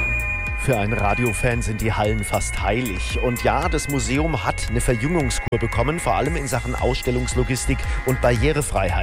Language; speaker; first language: German; native; German